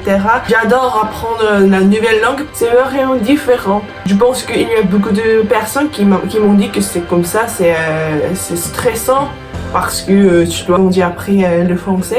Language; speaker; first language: French; non-native, fluent; Korean